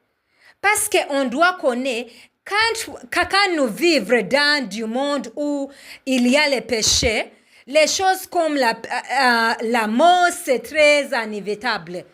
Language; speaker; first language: French; non-native, learner; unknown